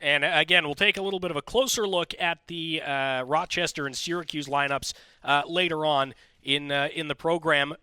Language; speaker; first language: English; native; English